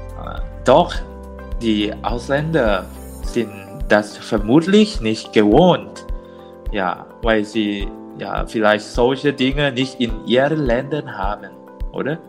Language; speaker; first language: German; non-native, learner; Thai